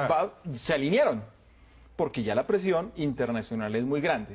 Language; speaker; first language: Spanish; native; Spanish